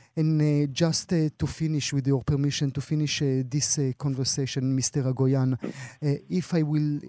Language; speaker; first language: English; non-native, fluent; Hebrew